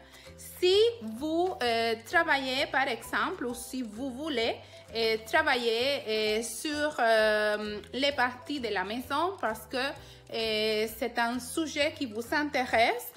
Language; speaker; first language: French; non-native, fluent; Spanish